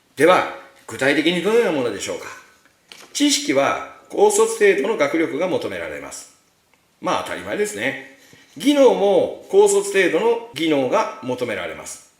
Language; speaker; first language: Japanese; native; Japanese